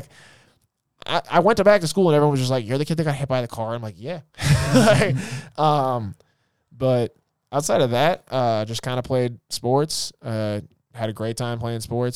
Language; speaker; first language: English; native; English